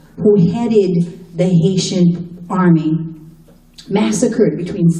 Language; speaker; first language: English; native; English